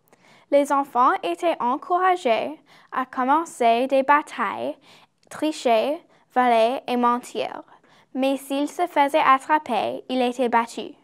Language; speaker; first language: French; non-native, learner; English